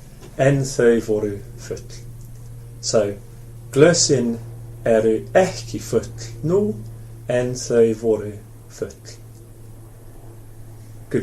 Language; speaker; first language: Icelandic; non-native, fluent; English